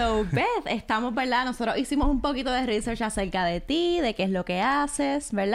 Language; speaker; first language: Spanish; native; Spanish